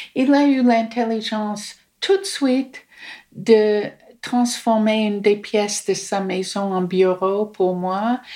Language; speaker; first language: French; non-native, fluent; English